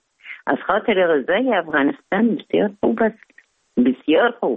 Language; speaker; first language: Persian; non-native, learner; Arabic